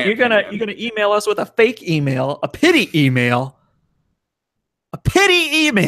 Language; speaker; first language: English; native; English